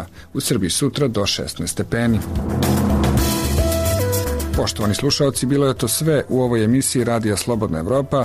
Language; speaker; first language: Croatian; native; Croatian